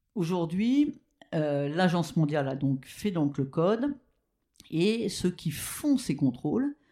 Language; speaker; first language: French; native; French